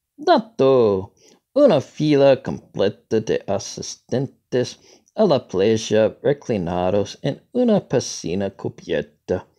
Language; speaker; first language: Spanish; non-native, learner; English